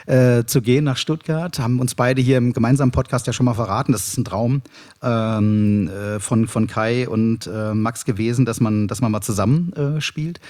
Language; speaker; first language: German; native; German